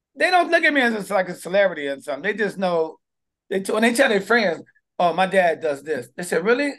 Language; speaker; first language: English; native; English